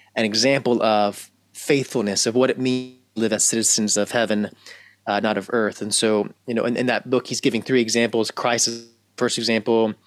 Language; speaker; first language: English; native; English